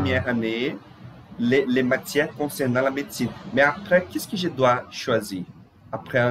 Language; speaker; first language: French; non-native, fluent; Portuguese